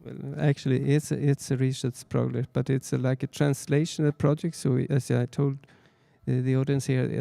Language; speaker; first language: English; non-native, fluent; Swedish